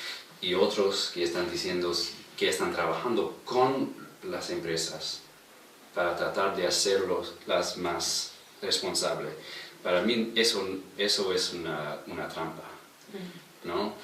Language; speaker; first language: Spanish; non-native, fluent; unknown